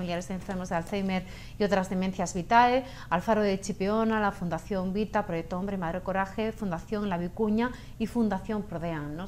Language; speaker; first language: Spanish; native; Spanish